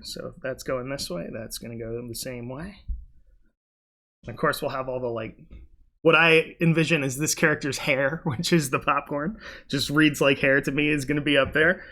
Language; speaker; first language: English; native; English